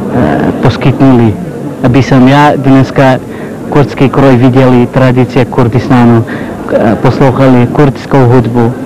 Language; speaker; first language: Czech; non-native, learner; Kurdish